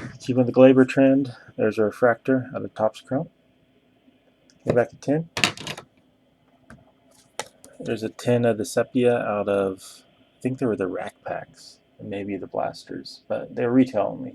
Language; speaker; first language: English; native; English